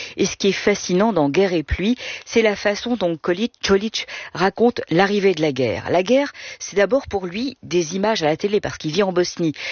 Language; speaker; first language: French; native; French